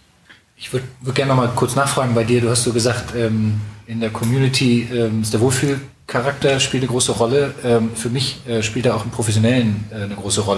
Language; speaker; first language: German; native; German